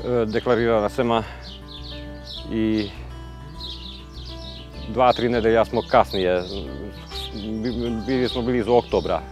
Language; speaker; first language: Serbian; non-native, local second language; Hungarian